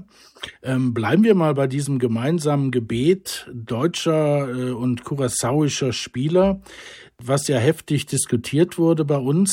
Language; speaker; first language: German; native; German